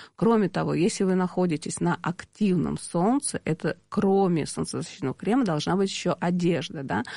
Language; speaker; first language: Russian; native; Russian